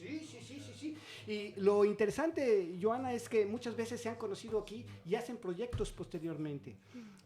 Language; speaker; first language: Spanish; native; Spanish